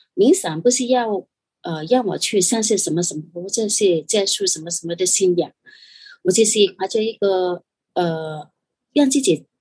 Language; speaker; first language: Chinese; non-native, fluent; Cantonese